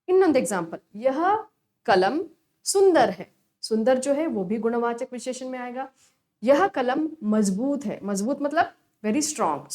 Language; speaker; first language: Hindi; non-native, local second language; Kannada